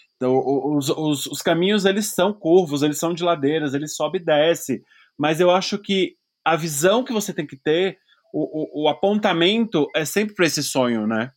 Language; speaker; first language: Portuguese; native; Portuguese